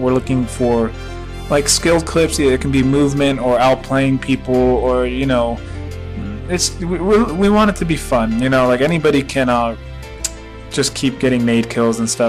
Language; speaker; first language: English; early bilingual, other home language; Spanish